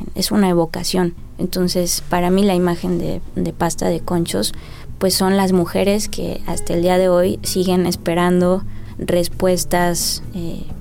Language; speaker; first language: Spanish; native; Spanish